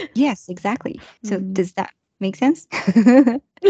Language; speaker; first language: English; non-native, fluent; Chinese